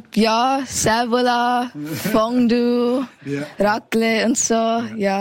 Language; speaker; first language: German; early bilingual, heritage; German